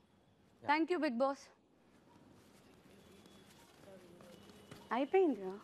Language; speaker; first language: Telugu; native; Telugu